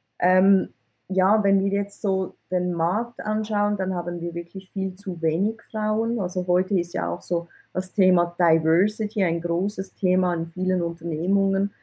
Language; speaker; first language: German; early bilingual, other home language; Persian